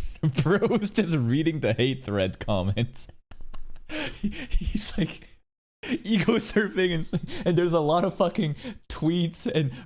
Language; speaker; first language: English; native; English